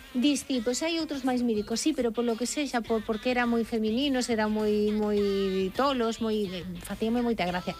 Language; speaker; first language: Galician; non-native, local second language; Spanish